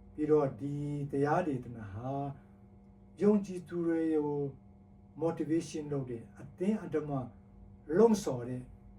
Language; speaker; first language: Burmese; non-native, local second language; Tedim Chin